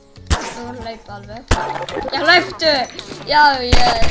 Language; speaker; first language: Icelandic; non-native, learner; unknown